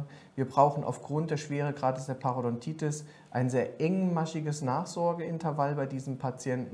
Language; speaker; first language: German; native; German